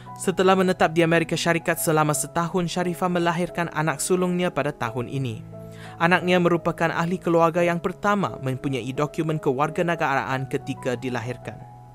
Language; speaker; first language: Malay; native; Malay